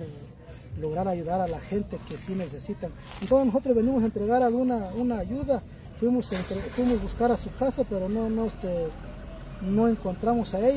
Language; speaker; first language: Spanish; native; Spanish